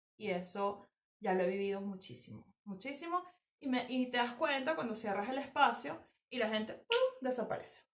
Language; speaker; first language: Spanish; native; Spanish